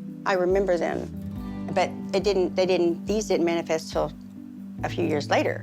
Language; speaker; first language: English; native; English